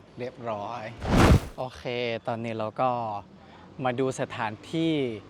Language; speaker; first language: Thai; non-native, local second language; Malay